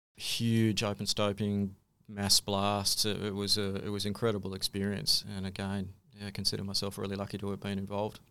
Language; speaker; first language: English; native; English